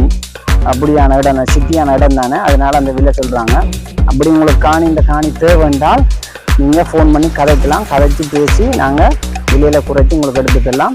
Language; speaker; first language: Tamil; native; Tamil